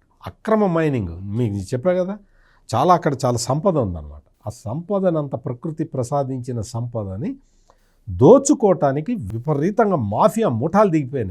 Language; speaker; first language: Telugu; native; Telugu